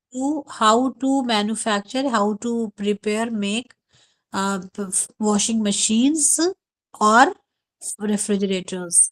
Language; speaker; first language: English; non-native, learner; Urdu